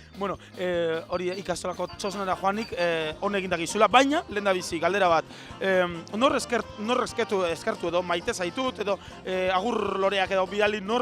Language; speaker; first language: Basque; native; Basque